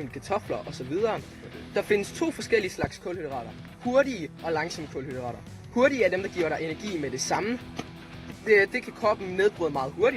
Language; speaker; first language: Danish; native; Danish